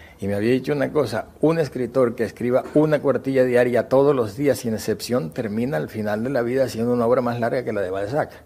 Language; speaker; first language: Spanish; native; Spanish